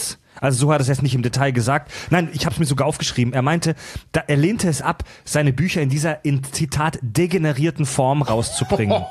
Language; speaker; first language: German; native; German